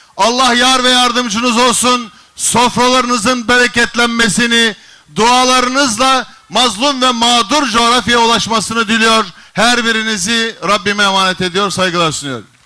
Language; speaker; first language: Turkish; native; Turkish